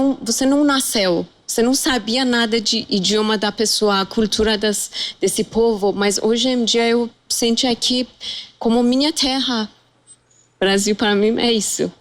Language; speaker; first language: Portuguese; non-native, fluent; Persian